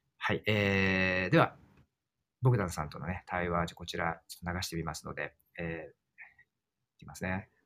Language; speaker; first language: Japanese; native; Japanese